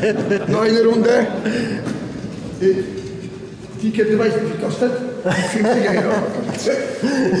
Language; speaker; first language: German; non-native, learner; Polish